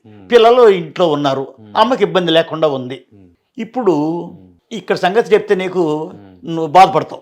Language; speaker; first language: Telugu; native; Telugu